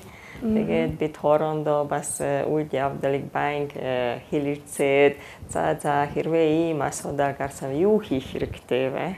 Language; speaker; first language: Mongolian; non-native, fluent; Hungarian